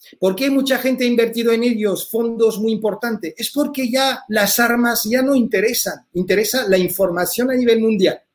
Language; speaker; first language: Spanish; early bilingual, heritage; French